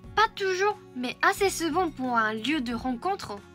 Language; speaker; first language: French; non-native, fluent; Japanese